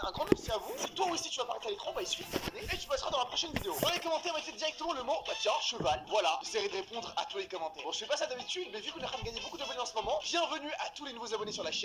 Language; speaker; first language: French; native; French